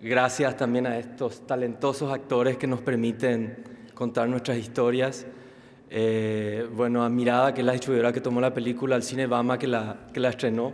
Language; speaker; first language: Spanish; native; Spanish